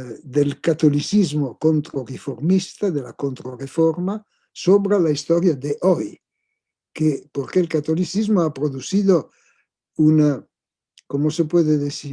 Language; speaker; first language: Spanish; non-native, fluent; Italian